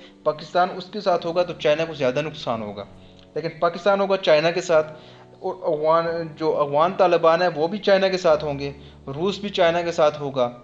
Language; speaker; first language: Hindi; non-native, local second language; Punjabi